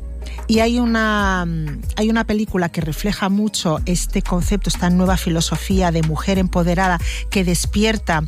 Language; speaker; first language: Spanish; native; Spanish